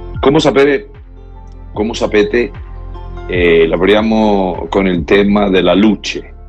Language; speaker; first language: Italian; non-native, learner; Spanish